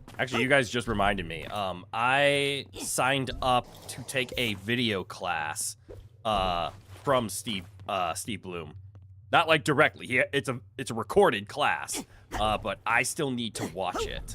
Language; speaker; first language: English; native; English